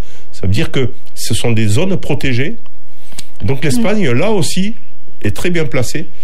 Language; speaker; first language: French; native; French